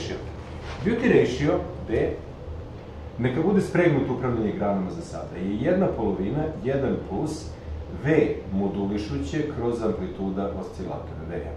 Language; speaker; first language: Serbian; native; Serbian